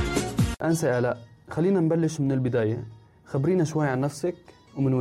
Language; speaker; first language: Arabic; native; Arabic